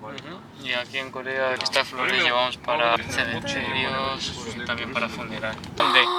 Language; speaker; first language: Spanish; non-native, fluent; Korean